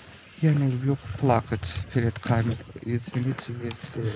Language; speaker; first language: Russian; non-native, local second language; Azerbaijani